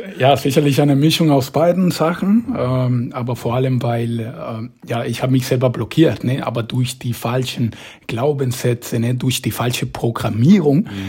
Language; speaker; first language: German; non-native, fluent; Spanish